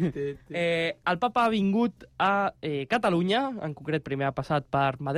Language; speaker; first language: Catalan; native; Catalan